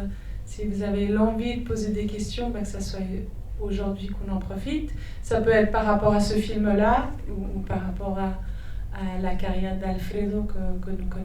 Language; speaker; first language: French; native; French